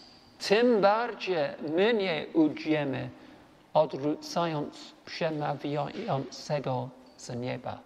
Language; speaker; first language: Polish; non-native, learner; English